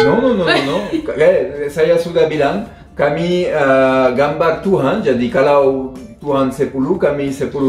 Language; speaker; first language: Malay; non-native, learner; French